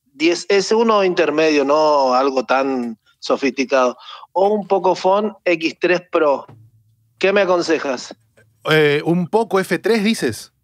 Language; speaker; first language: Spanish; native; Spanish